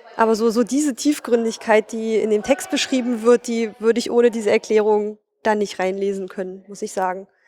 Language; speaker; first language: German; native; German